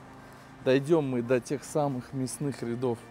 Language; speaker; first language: Russian; native; Russian